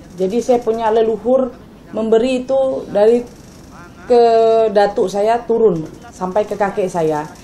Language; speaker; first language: Indonesian; non-native, local second language; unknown